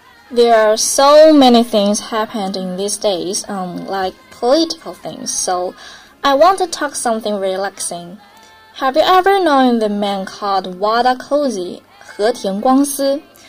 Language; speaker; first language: English; non-native, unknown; Chinese